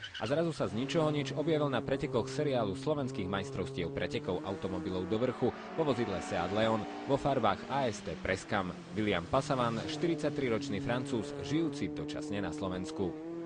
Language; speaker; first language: Slovak; native; Slovak